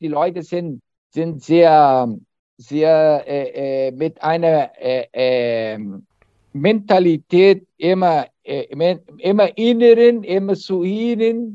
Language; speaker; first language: German; non-native, learner; Portuguese